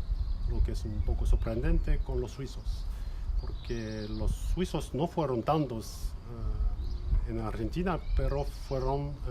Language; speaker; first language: Spanish; non-native, fluent; French